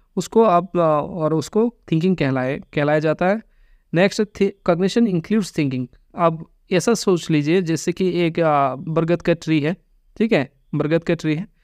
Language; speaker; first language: Hindi; non-native, local second language; Bangla